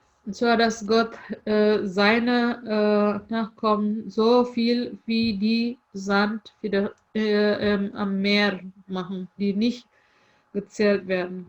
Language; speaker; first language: German; non-native, fluent; Indonesian